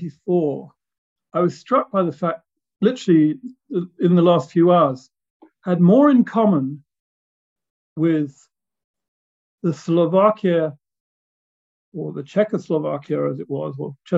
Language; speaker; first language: English; native; English